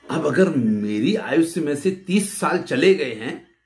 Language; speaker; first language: Hindi; native; Hindi